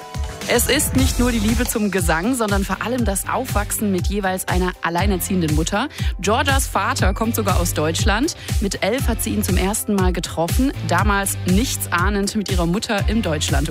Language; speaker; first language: German; native; German